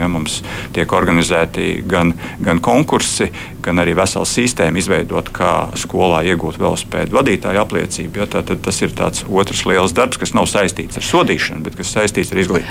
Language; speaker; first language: Latvian; native; Latvian